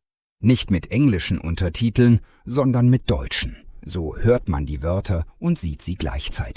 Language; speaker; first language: German; non-native, fluent; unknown